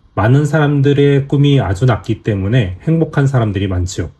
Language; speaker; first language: Korean; native; Korean